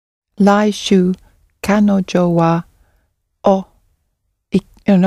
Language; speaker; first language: Japanese; non-native, learner; English